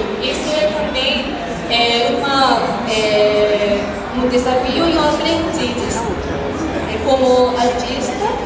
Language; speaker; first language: Portuguese; non-native, fluent; Japanese